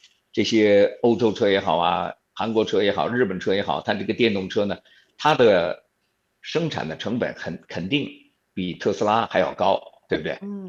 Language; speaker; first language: Chinese; native; Chinese